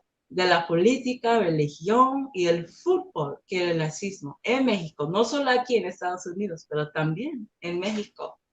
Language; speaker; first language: Spanish; non-native, learner; English